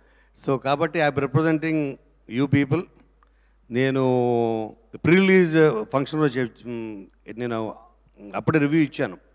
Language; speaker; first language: Telugu; native; Telugu